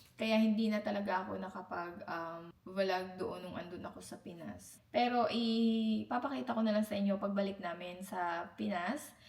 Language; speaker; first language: Filipino; non-native, local second language; Cebuano